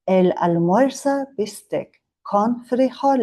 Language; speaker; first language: Spanish; non-native, learner; Mongolian